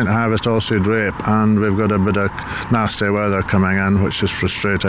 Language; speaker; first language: English; native; English